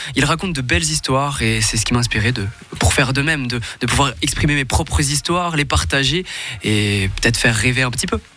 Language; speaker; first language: French; native; French